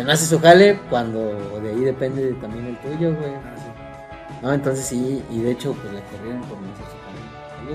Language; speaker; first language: Spanish; native; Spanish